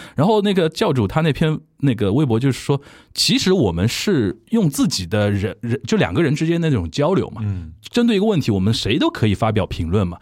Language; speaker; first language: Chinese; native; Chinese